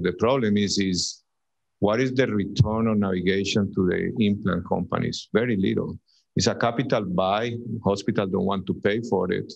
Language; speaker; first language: English; non-native, fluent; Spanish